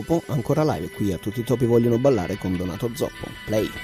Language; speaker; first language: Italian; native; Italian